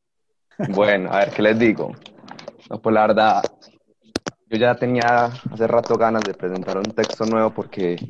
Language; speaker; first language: Spanish; native; Spanish